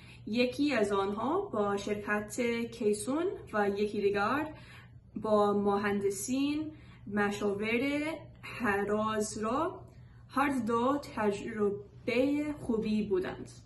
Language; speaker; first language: Persian; non-native, learner; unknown